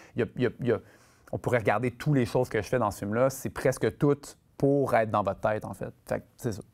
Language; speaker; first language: French; native; French